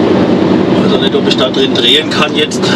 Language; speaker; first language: German; native; German